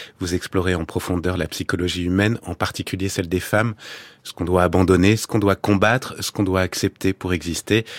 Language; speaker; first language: French; native; French